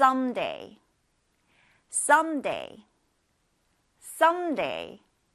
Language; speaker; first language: English; non-native, fluent; Korean